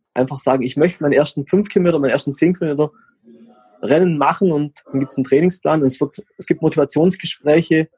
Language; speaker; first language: German; native; German